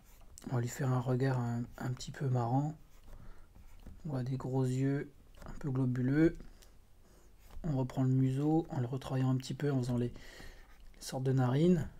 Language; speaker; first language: French; native; French